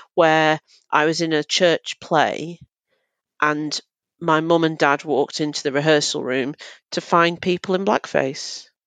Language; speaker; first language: English; native; English